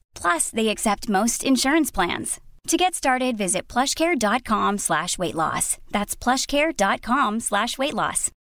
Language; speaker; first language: French; native; French